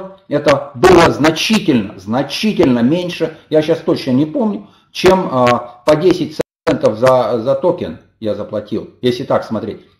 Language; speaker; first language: Russian; native; Russian